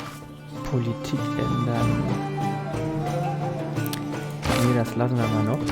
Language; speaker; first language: German; native; German